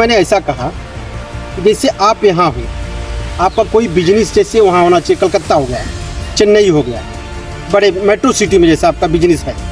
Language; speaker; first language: Hindi; native; Hindi